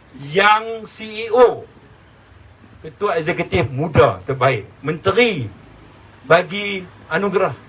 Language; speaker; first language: Malay; native; Malay